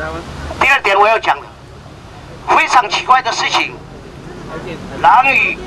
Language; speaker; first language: Chinese; non-native, local second language; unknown